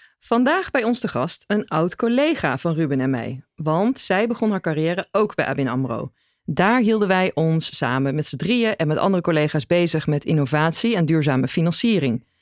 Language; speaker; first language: Dutch; native; Dutch